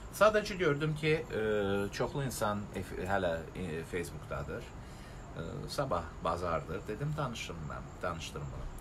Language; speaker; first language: Azerbaijani; non-native, local second language; Russian